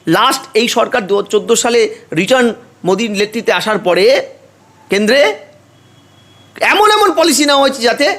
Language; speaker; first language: Bangla; native; Bangla